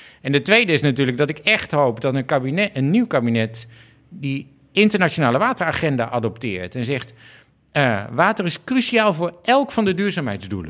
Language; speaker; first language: Dutch; native; Dutch